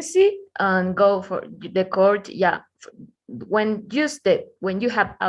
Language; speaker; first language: English; non-native, learner; Spanish